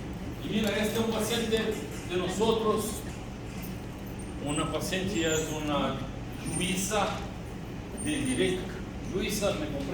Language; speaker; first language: Spanish; non-native, learner; Portuguese